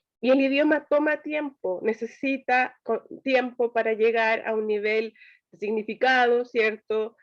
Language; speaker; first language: Spanish; native; Spanish